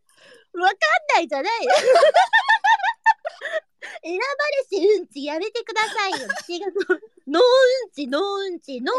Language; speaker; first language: Japanese; native; Japanese